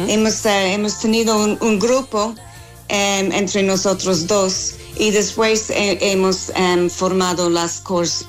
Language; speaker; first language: Spanish; non-native, fluent; English